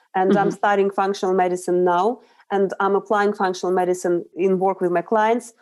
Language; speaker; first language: English; non-native, fluent; Russian